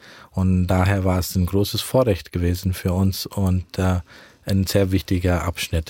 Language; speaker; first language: German; early bilingual, heritage; German